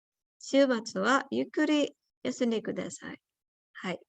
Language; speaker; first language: Japanese; non-native, fluent; Indonesian